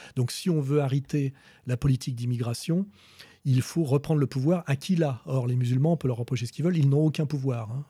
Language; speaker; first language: French; native; French